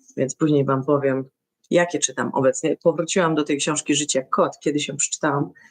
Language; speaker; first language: Polish; native; Polish